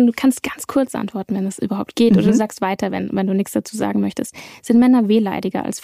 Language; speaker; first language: German; native; German